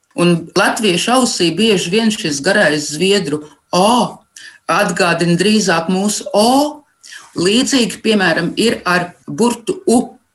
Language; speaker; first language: Latvian; native; Latvian